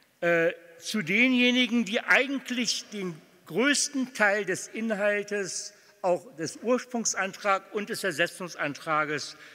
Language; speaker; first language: German; native; German